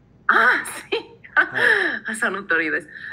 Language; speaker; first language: Japanese; non-native, learner; Spanish